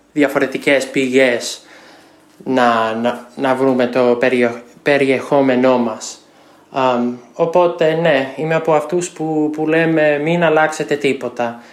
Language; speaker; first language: Greek; non-native, learner; English